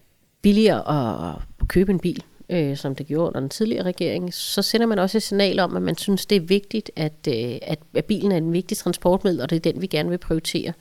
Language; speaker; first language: Danish; native; Danish